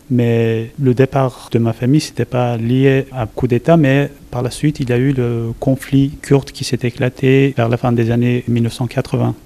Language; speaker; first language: French; non-native, fluent; Turkish